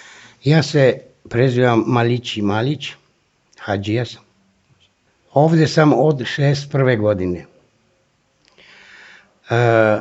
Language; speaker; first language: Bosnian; non-native, local second language; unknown